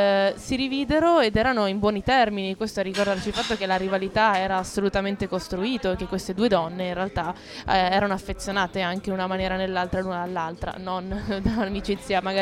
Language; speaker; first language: Italian; native; Italian